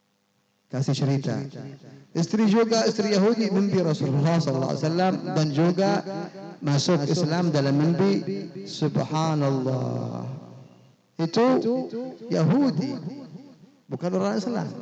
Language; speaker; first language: Indonesian; non-native, fluent; Arabic